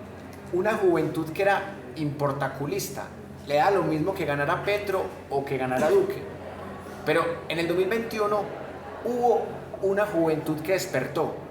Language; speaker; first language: Spanish; native; Spanish